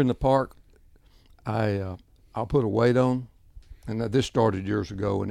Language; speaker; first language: English; native; English